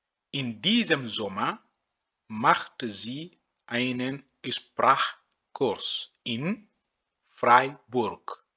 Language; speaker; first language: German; non-native, fluent; French